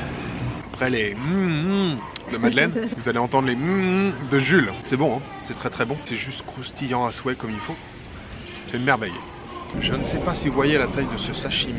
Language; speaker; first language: French; native; French